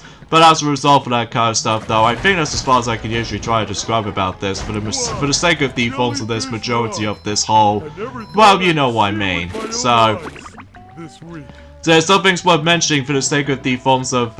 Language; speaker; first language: English; native; English